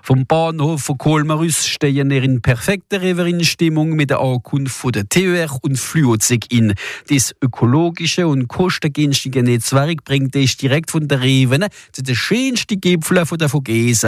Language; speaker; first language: German; non-native, local second language; French